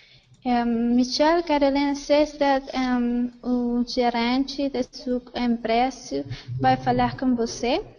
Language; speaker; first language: Portuguese; non-native, fluent; Spanish